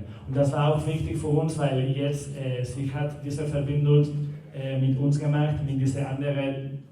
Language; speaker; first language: German; non-native, learner; Spanish